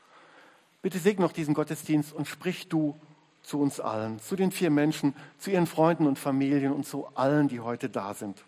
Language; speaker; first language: German; native; German